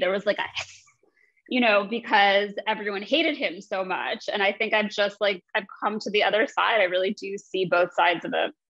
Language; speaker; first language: English; native; English